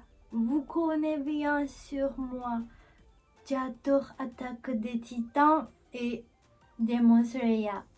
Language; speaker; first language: French; non-native, learner; Japanese